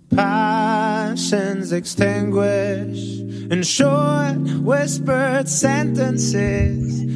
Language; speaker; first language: French; native; French